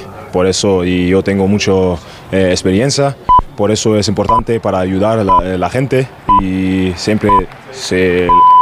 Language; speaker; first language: Spanish; non-native, learner; German